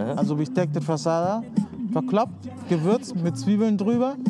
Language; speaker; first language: German; early bilingual, other home language; Spanish